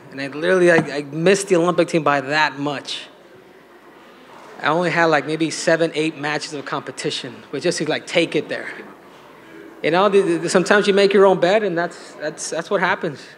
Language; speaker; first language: English; early bilingual, other home language; Spanish